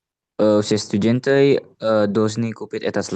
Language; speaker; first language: Russian; non-native, learner; Indonesian